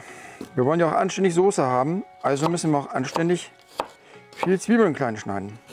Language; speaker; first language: German; native; German